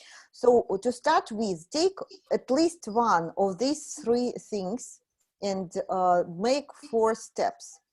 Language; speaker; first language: English; non-native, fluent; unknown